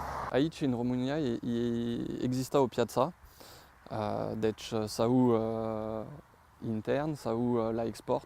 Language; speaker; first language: Romanian; non-native, fluent; French